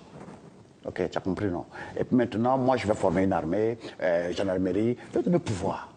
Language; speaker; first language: French; non-native, local second language; Dyula